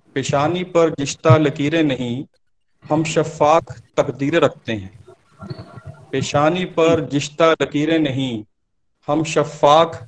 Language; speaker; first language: Hindi; native; Hindi